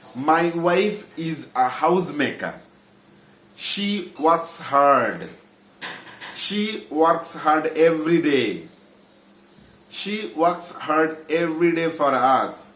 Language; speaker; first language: English; non-native, local second language; Bangla